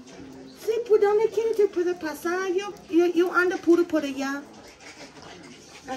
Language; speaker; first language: Spanish; non-native, learner; English